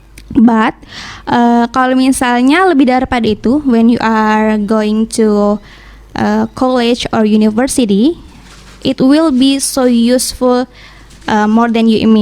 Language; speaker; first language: English; non-native, learner; Indonesian